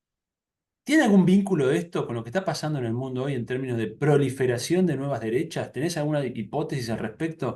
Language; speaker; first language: Spanish; native; Spanish